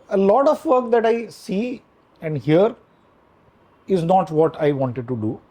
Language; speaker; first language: Hindi; native; Hindi